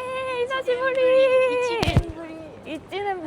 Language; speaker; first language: Japanese; non-native, learner; Korean